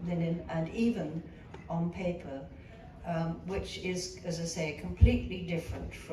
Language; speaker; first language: English; native; English